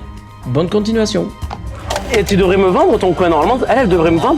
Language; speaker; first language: French; native; French